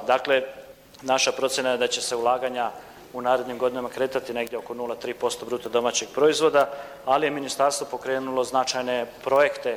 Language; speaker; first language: Croatian; native; Croatian